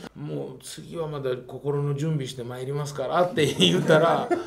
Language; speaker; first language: Japanese; non-native, fluent; Georgian